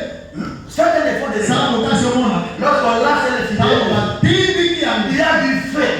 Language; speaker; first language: French; non-native, local second language; Lingala